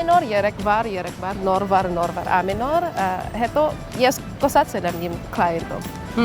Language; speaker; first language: Armenian; non-native, learner; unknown